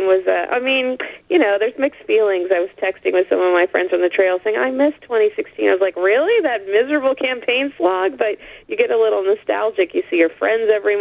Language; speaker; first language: English; native; English